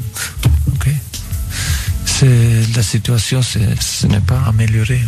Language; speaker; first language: French; non-native, fluent; German